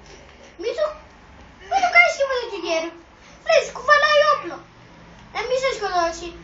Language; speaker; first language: Greek; native; Greek